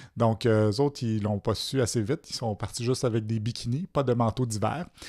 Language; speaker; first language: French; native; French